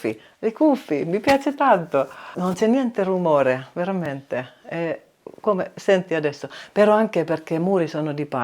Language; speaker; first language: Italian; non-native, learner; Finnish